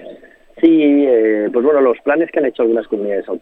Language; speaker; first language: Spanish; native; Spanish